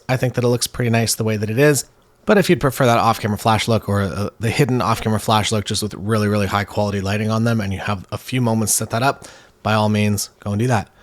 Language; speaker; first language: English; native; English